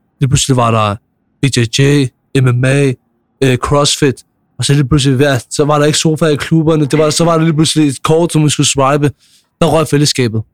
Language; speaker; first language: Danish; early bilingual, other home language; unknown